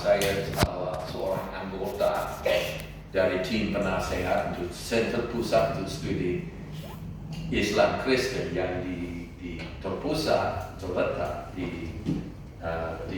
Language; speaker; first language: Indonesian; non-native, fluent; English